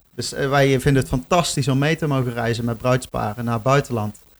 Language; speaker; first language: Dutch; native; Dutch